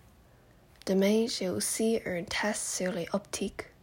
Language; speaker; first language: French; non-native, local second language; English